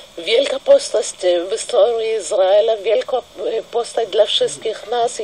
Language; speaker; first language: Polish; non-native, fluent; Russian